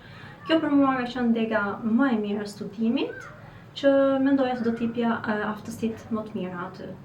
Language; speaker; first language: Albanian; native; Albanian